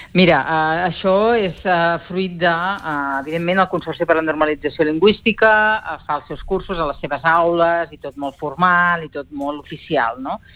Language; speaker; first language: Catalan; native; Catalan